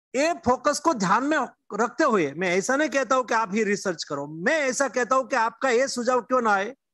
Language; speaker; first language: Hindi; non-native, local second language; Gujarati